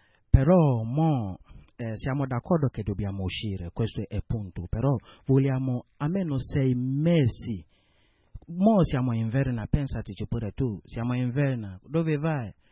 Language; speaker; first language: Italian; non-native, learner; English